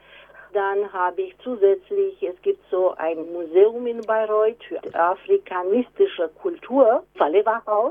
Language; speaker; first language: German; non-native, fluent; Romanian